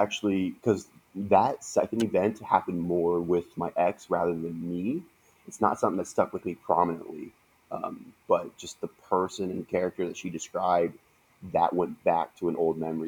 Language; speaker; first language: English; native; English